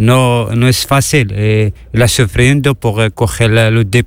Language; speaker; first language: Spanish; non-native, learner; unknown